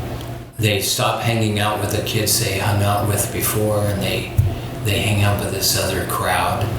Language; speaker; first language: English; native; English